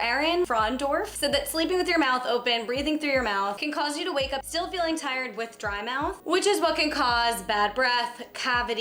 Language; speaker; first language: English; native; English